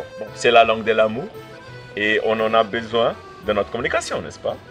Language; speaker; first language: French; non-native, fluent; Portuguese